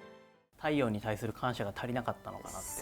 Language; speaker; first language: Japanese; native; Japanese